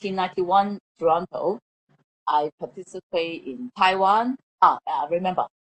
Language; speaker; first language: English; non-native, local second language; Cantonese